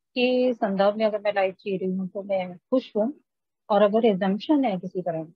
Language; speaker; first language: Hindi; native; Hindi